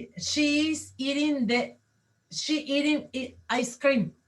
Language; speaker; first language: English; non-native, learner; Spanish